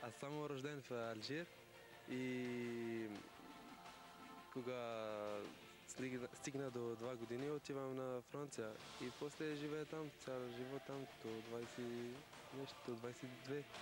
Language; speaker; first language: Bulgarian; non-native, learner; French